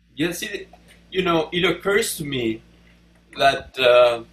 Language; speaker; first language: English; non-native, fluent; Spanish